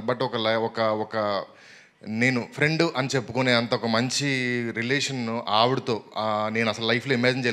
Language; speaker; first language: Telugu; native; Telugu